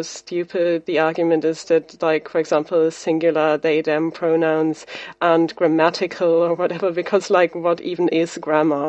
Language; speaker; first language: English; non-native, fluent; German